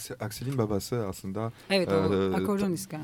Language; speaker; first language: Turkish; non-native, learner; French